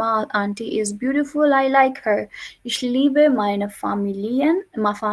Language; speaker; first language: German; non-native, learner; Hindi